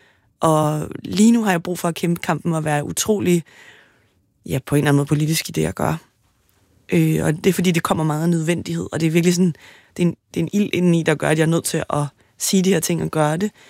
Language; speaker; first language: Danish; native; Danish